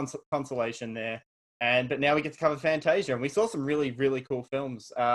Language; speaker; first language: English; native; English